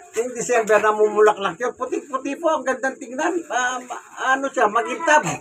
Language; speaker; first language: Filipino; non-native, local second language; Pampanga